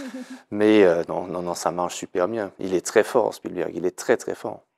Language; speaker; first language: French; native; French